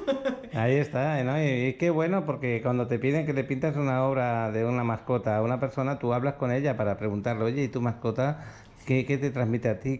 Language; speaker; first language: Spanish; native; Spanish